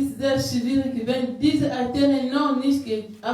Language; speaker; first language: German; non-native, learner; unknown